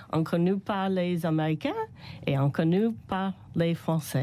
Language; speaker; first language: French; non-native, learner; English